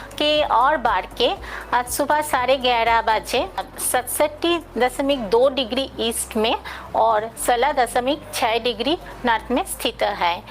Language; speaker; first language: Hindi; non-native, local second language; Bangla